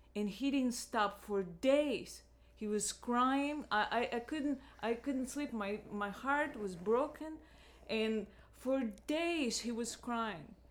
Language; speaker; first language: English; non-native, fluent; Russian